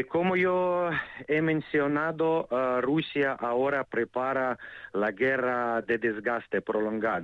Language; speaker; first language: Spanish; non-native, fluent; Ukrainian